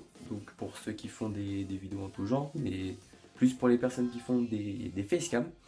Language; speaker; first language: French; native; French